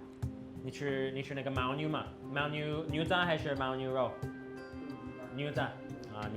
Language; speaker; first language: Chinese; non-native, learner; English